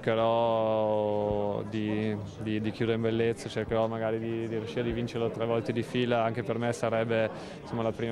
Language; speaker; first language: Italian; non-native, local second language; German